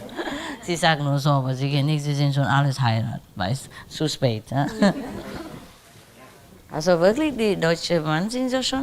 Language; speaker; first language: German; non-native, learner; Vietnamese